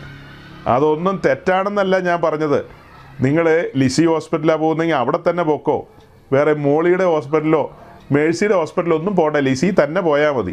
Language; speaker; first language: Malayalam; native; Malayalam